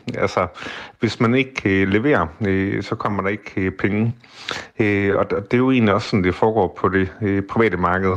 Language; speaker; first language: Danish; native; Danish